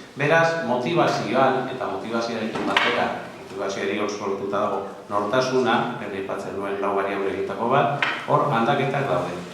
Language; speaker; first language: Basque; non-native, local second language; Spanish